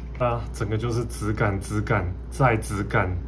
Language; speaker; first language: Chinese; native; Chinese